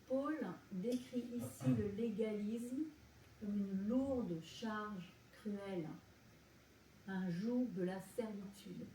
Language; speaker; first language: French; native; French